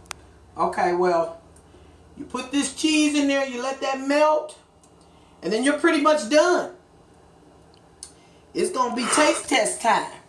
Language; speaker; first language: English; native; English